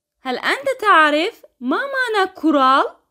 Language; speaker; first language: Arabic; non-native, fluent; Turkish